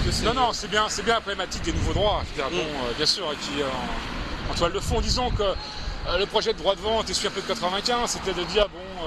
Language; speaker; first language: French; native; French